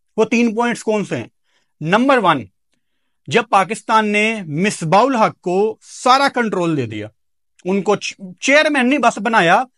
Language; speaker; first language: Urdu; non-native, local second language; Punjabi